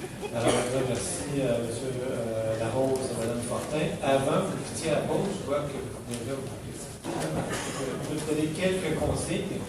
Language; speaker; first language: French; native; French